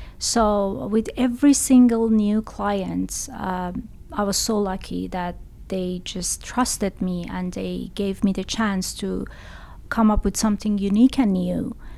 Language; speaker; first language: English; non-native, fluent; Persian